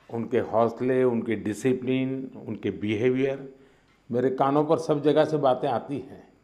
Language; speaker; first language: Hindi; non-native, local second language; Gujarati